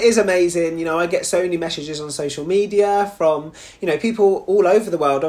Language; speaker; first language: English; native; English